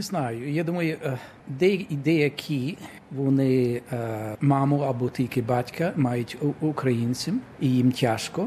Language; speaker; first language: Ukrainian; early bilingual, heritage; Ukrainian